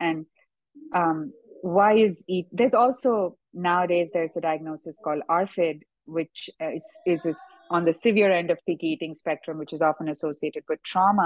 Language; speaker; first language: English; non-native, local second language; Tamil